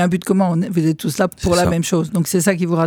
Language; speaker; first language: French; native; French